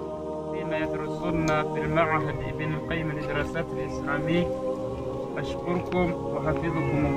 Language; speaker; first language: Arabic; non-native, fluent; Rundi